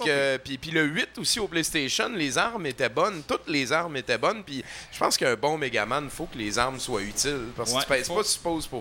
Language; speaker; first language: French; native; French